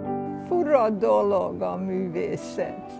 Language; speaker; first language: Hungarian; early bilingual, heritage; Hungarian